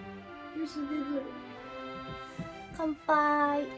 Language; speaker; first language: French; non-native, learner; Japanese